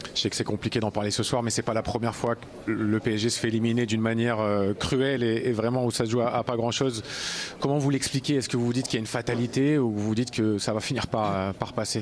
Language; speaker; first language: French; native; French